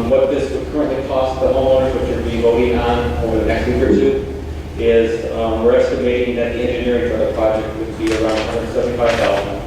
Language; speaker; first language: English; native; English